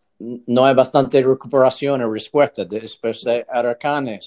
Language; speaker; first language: Spanish; non-native, learner; English